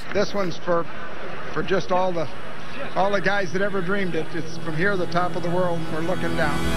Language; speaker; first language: English; native; English